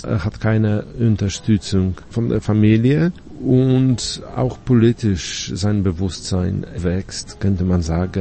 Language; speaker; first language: German; non-native, fluent; Polish